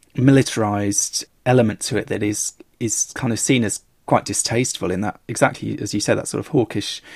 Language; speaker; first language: English; native; English